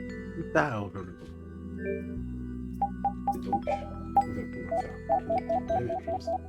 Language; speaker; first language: French; native; French